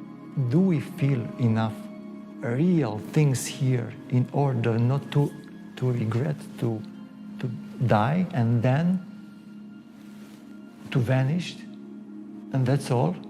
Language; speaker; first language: English; non-native, fluent; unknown